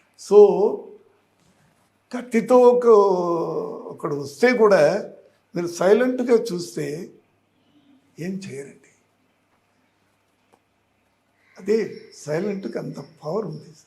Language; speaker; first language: Telugu; non-native, learner; Tamil